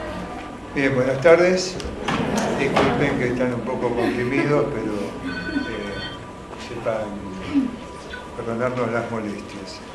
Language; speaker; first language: Spanish; native; Spanish